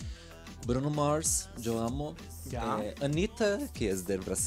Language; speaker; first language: Spanish; non-native, learner; Portuguese